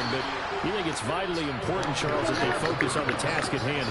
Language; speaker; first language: English; native; English